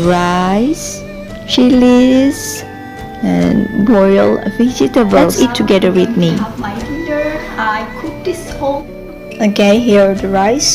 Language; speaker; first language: English; non-native, fluent; Indonesian